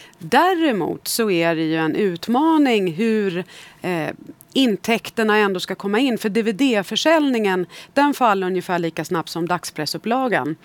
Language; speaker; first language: Swedish; native; Swedish